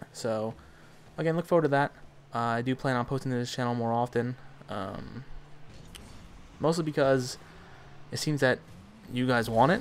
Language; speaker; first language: English; native; English